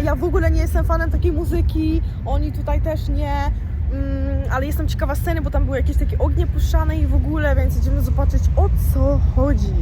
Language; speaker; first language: Polish; native; Polish